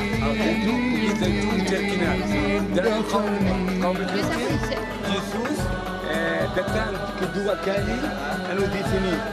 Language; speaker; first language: Indonesian; non-native, learner; Arabic